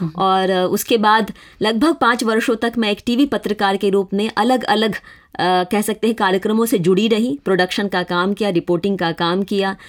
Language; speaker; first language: Hindi; non-native, local second language; Maithili